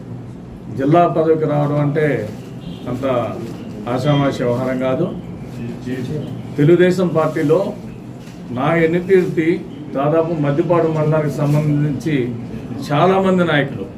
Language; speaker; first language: Telugu; native; Telugu